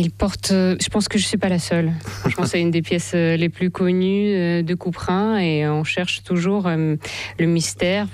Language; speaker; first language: French; non-native, fluent; Russian